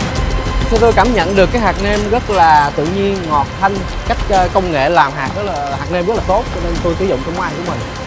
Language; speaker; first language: Vietnamese; early bilingual, heritage; Vietnamese